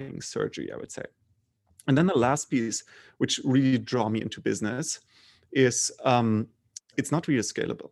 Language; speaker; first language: English; non-native, fluent; German